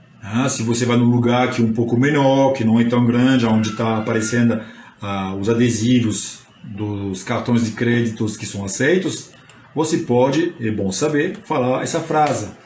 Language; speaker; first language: Portuguese; non-native, fluent; French